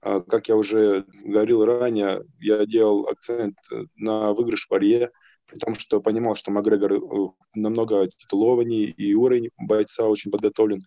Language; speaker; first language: Russian; native; Russian